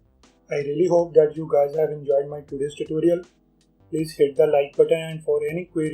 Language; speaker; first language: English; non-native, local second language; Hindi